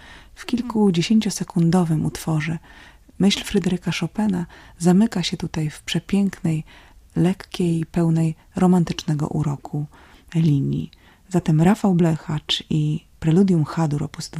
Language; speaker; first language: Polish; native; Polish